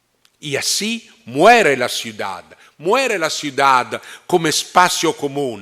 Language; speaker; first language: Spanish; non-native, fluent; Italian